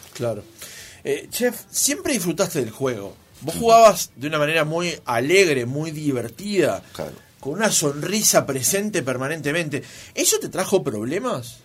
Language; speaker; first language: Spanish; native; Spanish